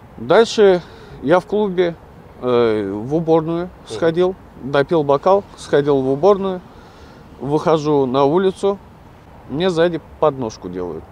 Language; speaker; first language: Russian; native; Russian